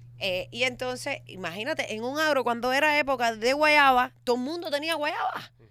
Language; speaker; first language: Spanish; native; Spanish